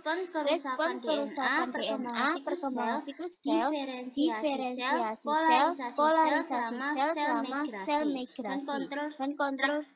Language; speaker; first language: Indonesian; native; Indonesian